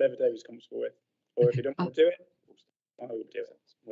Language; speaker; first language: English; native; English